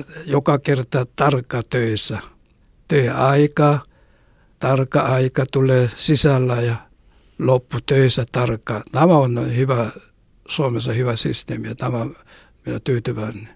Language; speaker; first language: Finnish; non-native, learner; Korean